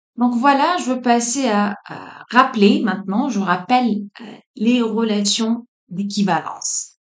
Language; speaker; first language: French; non-native, local second language; Arabic